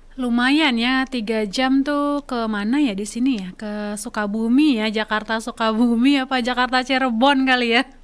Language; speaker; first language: Indonesian; native; Indonesian